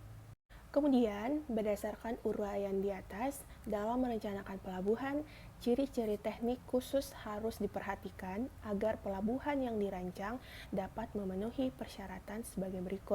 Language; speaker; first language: Indonesian; native; Indonesian